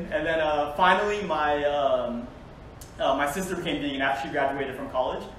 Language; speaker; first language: English; native; English